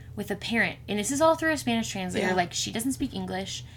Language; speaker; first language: English; native; English